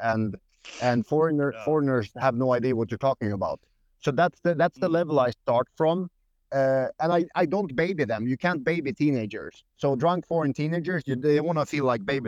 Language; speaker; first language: English; non-native, fluent; Swedish